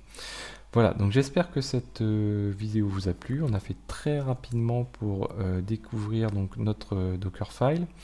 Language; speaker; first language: French; native; French